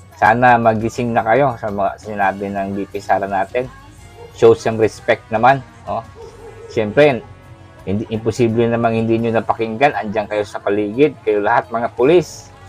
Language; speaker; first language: Filipino; non-native, local second language; Cebuano